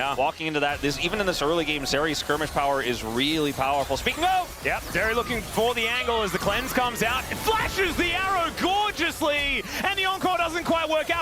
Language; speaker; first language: English; native; English